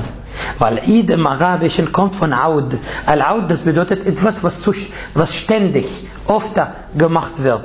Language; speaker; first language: German; non-native, fluent; Arabic